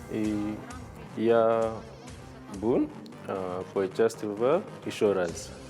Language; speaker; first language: Russian; non-native, learner; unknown